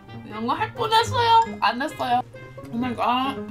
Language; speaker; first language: Korean; non-native, learner; English